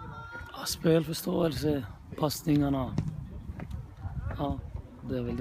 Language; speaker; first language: Norwegian; non-native, fluent; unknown